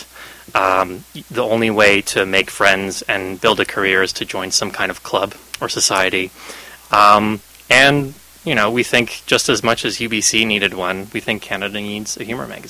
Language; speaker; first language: English; native; English